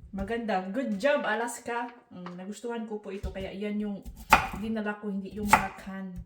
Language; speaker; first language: Filipino; non-native, local second language; Cebuano